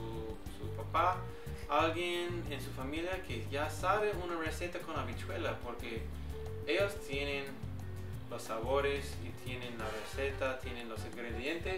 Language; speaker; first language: Spanish; early bilingual, heritage; English